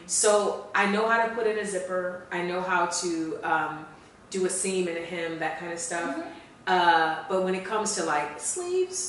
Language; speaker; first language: English; native; English